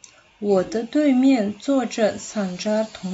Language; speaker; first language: Chinese; non-native, fluent; Kazakh